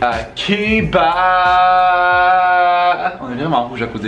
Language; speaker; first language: French; native; French